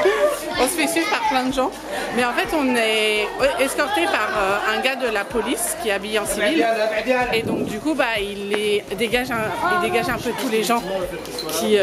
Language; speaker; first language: French; native; French